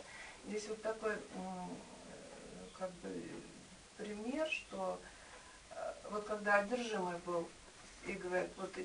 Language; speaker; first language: Russian; native; Russian